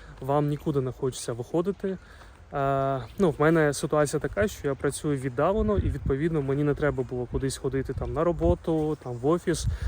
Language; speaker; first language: Ukrainian; non-native, local second language; Russian